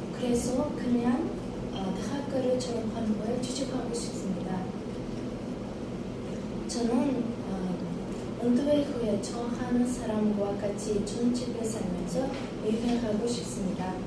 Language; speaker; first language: Korean; non-native, learner; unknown